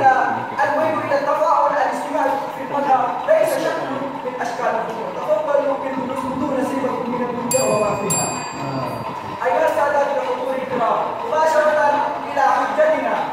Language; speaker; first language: Arabic; non-native, learner; Indonesian